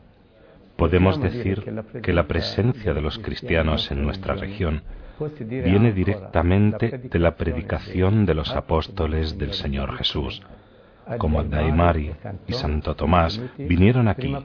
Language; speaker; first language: Spanish; non-native, fluent; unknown